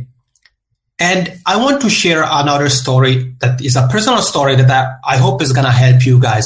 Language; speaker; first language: English; non-native, fluent; Italian